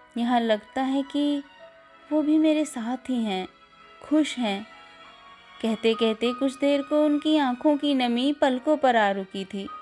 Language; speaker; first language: Hindi; native; Hindi